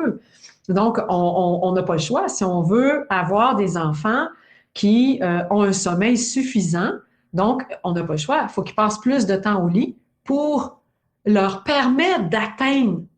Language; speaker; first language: French; native; French